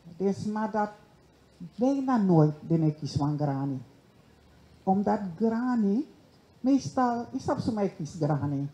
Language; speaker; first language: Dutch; non-native, local second language; Sranan Tongo